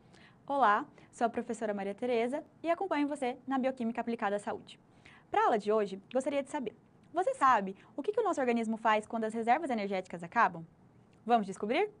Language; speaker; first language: Portuguese; native; Portuguese